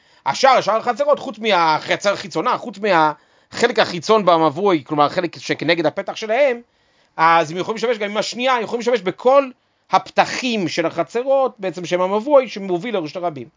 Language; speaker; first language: Hebrew; native; Hebrew